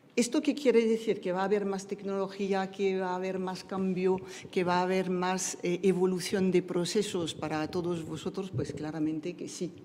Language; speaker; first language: Spanish; non-native, fluent; French